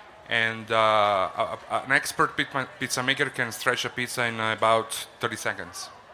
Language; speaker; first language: English; non-native, fluent; Italian